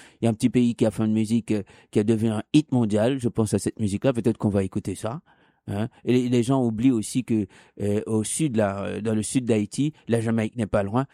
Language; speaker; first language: French; non-native, local second language; Haitian Creole